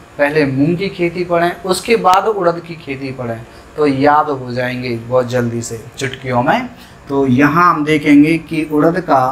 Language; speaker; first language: Hindi; native; Hindi